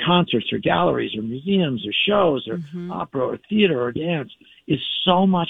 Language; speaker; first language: English; native; English